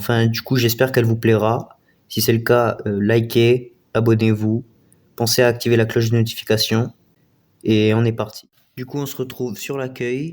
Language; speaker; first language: French; native; French